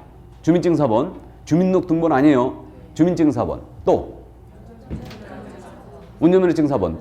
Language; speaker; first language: Korean; native; Korean